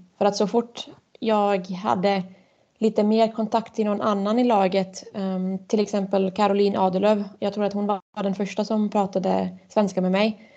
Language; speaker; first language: Swedish; non-native, fluent; German